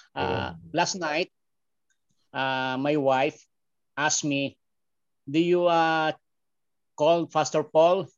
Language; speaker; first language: English; non-native, learner; Filipino